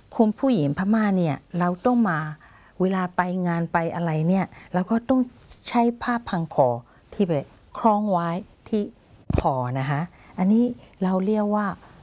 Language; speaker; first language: Thai; non-native, fluent; Burmese